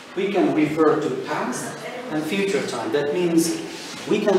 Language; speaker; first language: English; non-native, fluent; Turkish